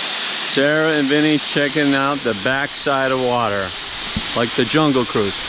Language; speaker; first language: English; native; English